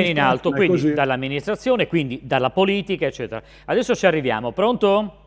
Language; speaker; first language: Italian; native; Italian